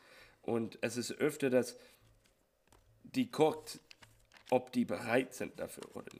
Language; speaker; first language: German; non-native, learner; English